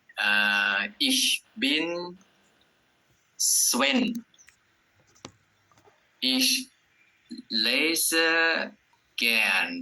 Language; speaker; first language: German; non-native, learner; Thai